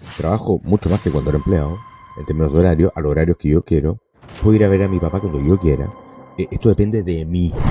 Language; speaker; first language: Spanish; non-native, local second language; English